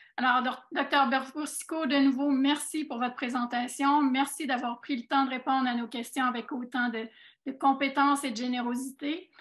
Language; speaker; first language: French; native; French